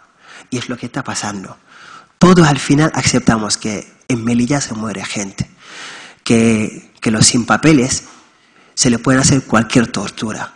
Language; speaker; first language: Spanish; non-native, fluent; Wolof